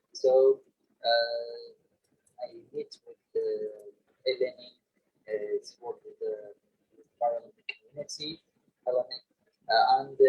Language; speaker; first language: English; non-native, learner; Arabic